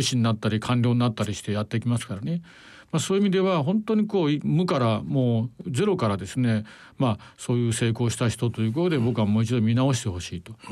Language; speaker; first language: Japanese; native; Japanese